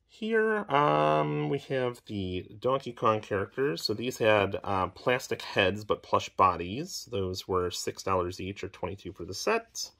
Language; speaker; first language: English; native; English